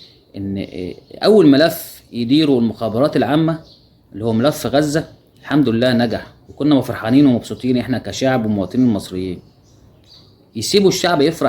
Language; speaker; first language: Arabic; native; Arabic